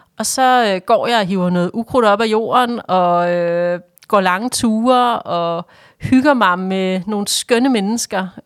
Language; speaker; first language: Danish; native; Danish